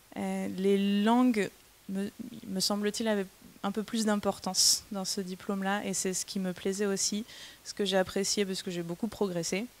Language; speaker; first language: French; native; French